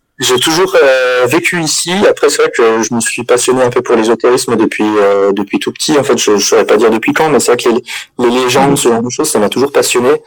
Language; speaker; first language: French; native; French